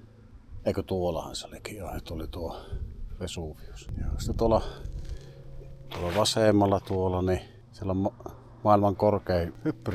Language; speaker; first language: Finnish; native; Finnish